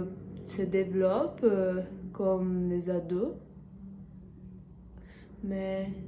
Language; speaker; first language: French; non-native, learner; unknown